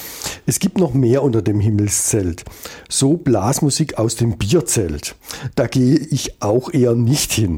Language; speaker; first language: German; native; German